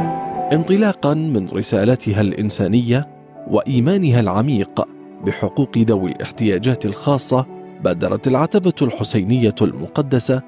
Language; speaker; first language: Arabic; native; Arabic